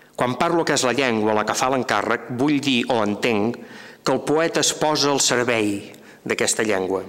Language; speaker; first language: Catalan; native; Catalan